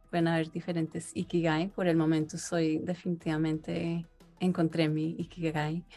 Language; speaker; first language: Spanish; early bilingual, heritage; Spanish